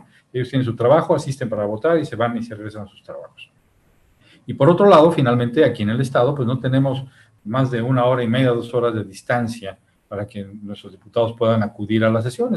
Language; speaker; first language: Spanish; native; Spanish